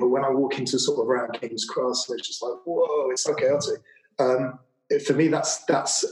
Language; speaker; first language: English; native; English